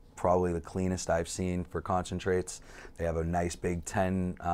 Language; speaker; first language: English; native; English